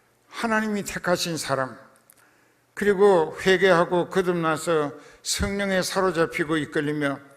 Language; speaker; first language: Korean; native; Korean